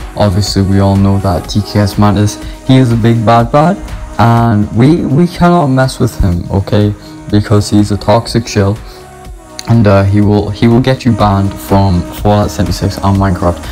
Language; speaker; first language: English; native; English